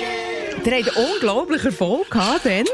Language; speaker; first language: German; native; German